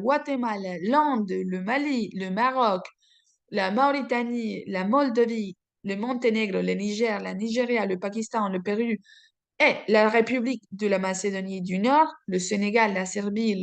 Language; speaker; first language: French; non-native, fluent; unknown